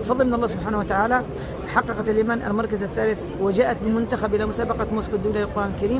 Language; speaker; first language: Arabic; native; Arabic